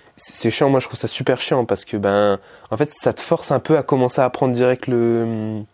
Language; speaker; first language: French; native; French